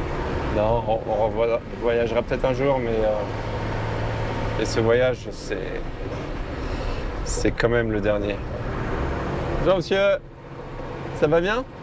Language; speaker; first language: French; native; French